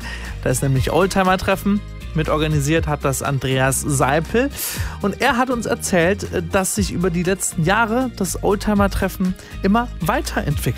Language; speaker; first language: German; native; German